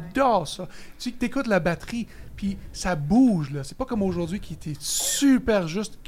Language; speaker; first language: French; native; French